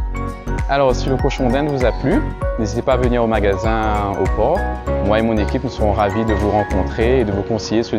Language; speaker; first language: French; native; French